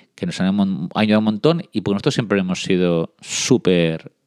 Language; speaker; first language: Spanish; early bilingual, other home language; French